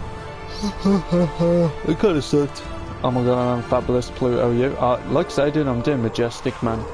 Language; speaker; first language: English; native; English